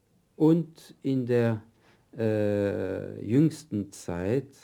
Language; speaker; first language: German; non-native, fluent; French